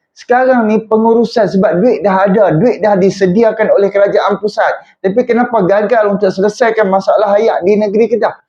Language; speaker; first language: Malay; native; Malay